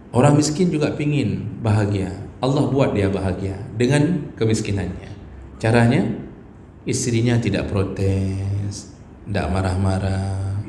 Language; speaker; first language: Malay; non-native, local second language; Achinese